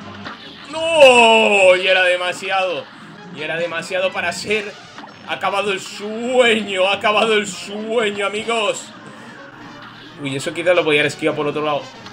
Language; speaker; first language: Spanish; native; Spanish